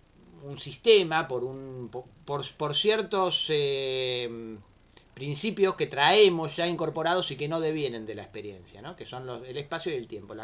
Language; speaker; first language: Spanish; native; Spanish